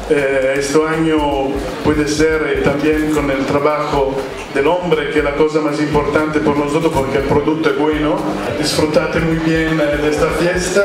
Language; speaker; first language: Spanish; non-native, fluent; Italian